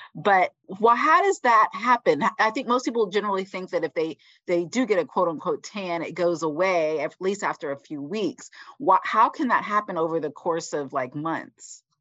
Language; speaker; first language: English; native; English